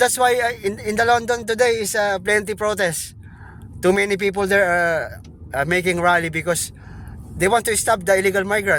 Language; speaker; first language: English; non-native, local second language; Filipino